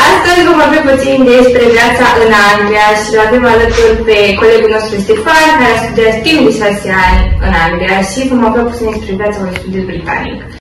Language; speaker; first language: Romanian; native; Romanian